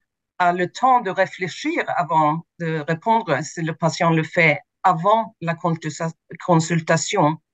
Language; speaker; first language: French; non-native, fluent; Swedish